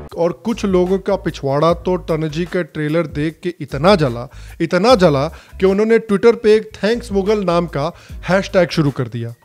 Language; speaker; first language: Hindi; native; Hindi